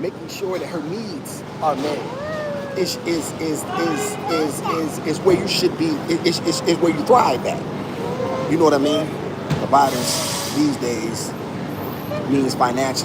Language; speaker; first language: English; native; English